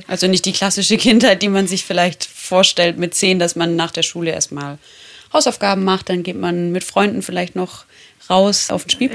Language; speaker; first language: German; native; German